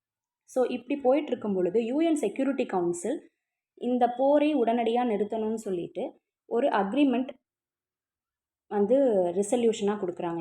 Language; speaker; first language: Tamil; native; Tamil